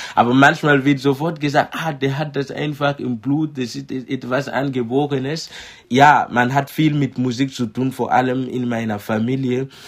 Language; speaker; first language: German; non-native, fluent; Mossi